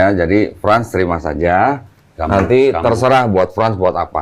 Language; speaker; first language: Indonesian; native; Indonesian